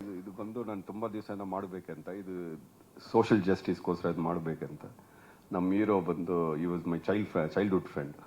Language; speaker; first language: Kannada; non-native, learner; Tamil